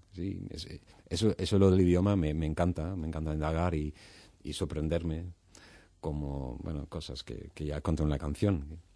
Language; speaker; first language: Spanish; non-native, fluent; Dutch